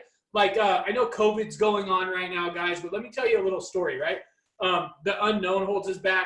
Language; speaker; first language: English; native; English